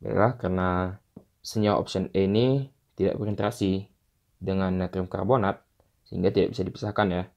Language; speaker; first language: Indonesian; native; Indonesian